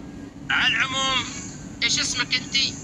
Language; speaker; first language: Arabic; native; Arabic